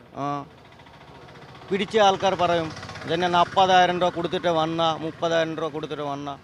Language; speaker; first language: Malayalam; non-native, local second language; Bangla